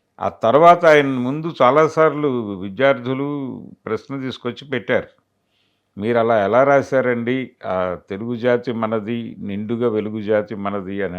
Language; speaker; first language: Telugu; native; Telugu